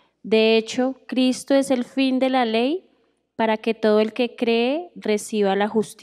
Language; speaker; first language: Spanish; native; Spanish